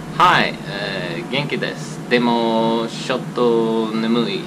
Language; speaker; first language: Japanese; non-native, learner; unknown